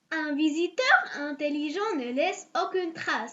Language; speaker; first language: French; non-native, local second language; Arabic